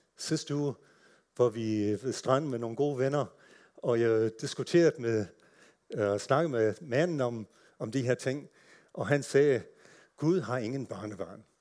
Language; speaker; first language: Danish; non-native, fluent; English